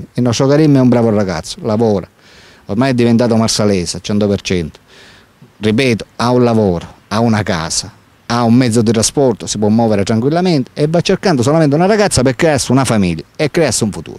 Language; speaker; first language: Italian; native; Italian